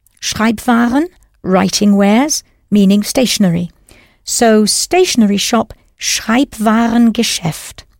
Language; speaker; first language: German; non-native, fluent; English